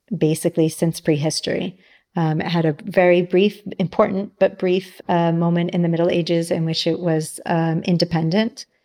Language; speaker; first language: English; native; English